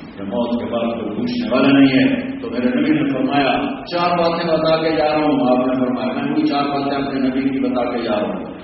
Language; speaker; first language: Urdu; native; Urdu